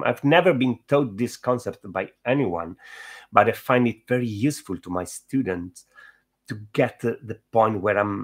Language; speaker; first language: English; non-native, fluent; Italian